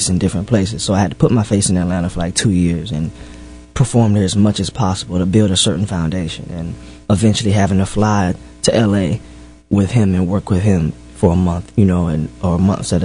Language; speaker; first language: English; native; English